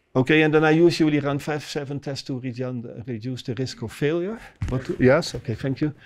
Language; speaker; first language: English; non-native, fluent; Dutch